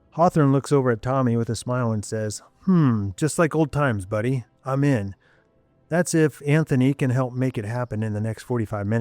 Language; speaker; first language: English; native; English